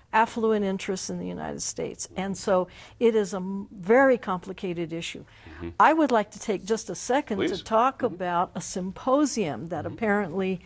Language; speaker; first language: English; native; English